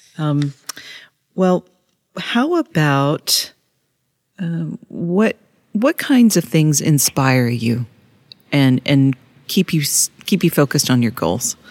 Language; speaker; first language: English; native; English